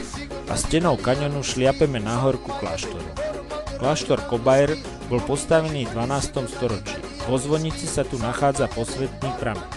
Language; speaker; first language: Slovak; native; Slovak